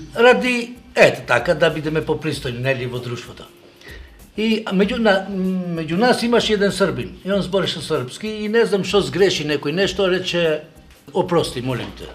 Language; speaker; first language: Macedonian; non-native, local second language; Albanian